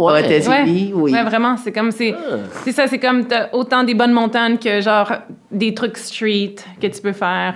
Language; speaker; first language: French; native; French